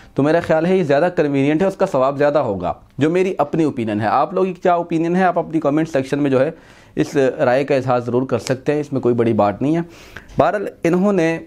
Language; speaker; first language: Urdu; non-native, local second language; Punjabi